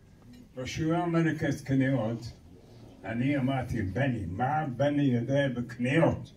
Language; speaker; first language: Hebrew; non-native, learner; English